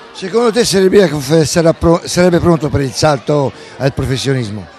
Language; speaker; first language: Italian; native; Italian